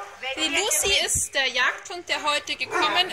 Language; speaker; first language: German; native; German